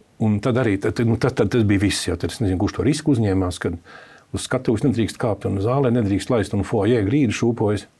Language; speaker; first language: Latvian; native; Latvian